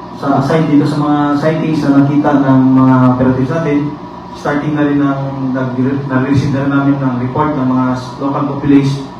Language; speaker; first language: Filipino; non-native, local second language; Cebuano